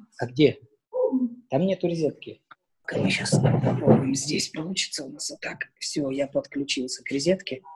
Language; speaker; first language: Russian; native; Russian